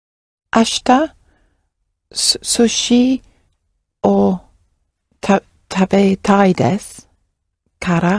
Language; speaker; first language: Japanese; non-native, learner; English